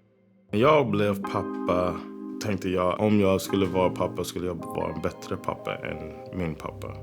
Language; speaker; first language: Swedish; non-native, fluent; English